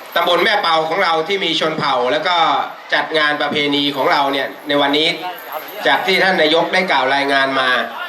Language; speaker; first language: Thai; non-native, local second language; Hmong